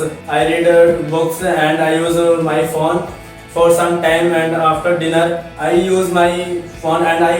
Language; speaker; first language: English; non-native, learner; Hindi